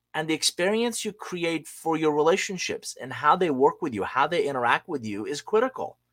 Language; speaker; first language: English; non-native, fluent; Persian